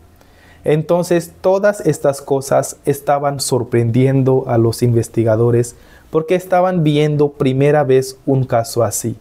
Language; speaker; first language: Spanish; non-native, fluent; Hindi